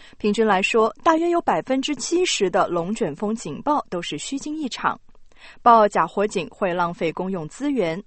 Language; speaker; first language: Chinese; native; Chinese